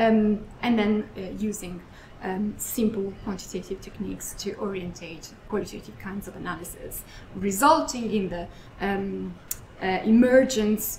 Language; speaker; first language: English; non-native, fluent; Italian